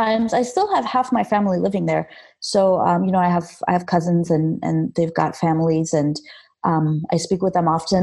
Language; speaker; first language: English; early bilingual, other home language; Armenian